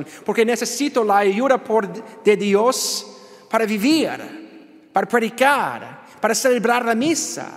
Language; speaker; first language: Spanish; non-native, learner; English